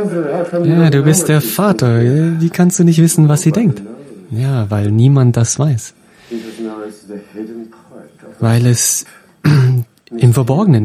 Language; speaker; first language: German; non-native, fluent; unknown